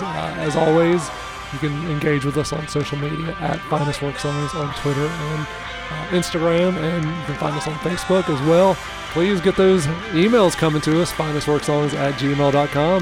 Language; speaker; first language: English; native; English